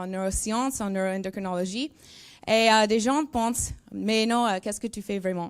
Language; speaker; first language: French; non-native, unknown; English